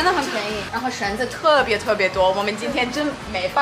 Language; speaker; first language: Chinese; non-native, fluent; English